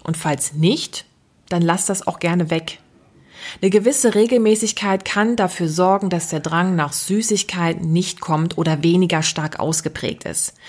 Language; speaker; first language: German; native; German